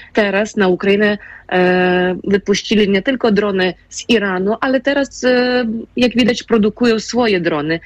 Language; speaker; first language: Polish; non-native, fluent; Ukrainian